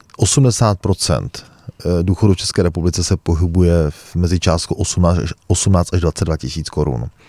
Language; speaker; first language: Czech; native; Czech